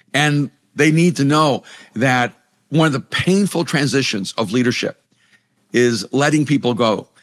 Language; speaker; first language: English; non-native, fluent; Spanish